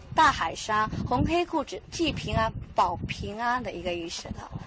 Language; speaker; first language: Chinese; native; Chinese